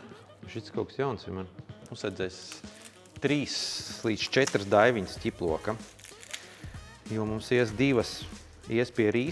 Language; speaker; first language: Latvian; native; Latvian